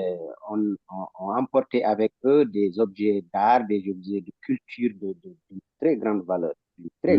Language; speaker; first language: French; non-native, local second language; Fula